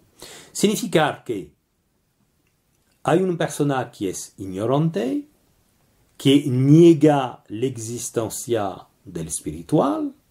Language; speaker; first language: Spanish; non-native, learner; French